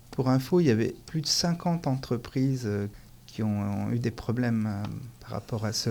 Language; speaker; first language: French; native; French